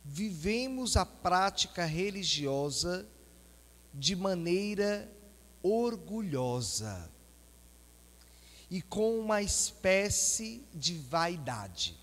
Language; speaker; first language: Portuguese; native; Portuguese